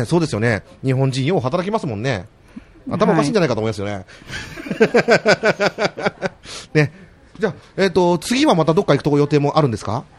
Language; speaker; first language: Japanese; native; Japanese